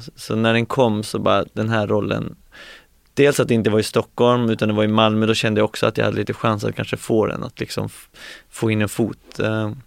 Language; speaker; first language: Swedish; native; Swedish